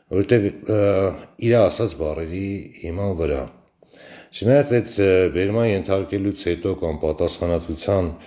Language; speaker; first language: Armenian; native; Armenian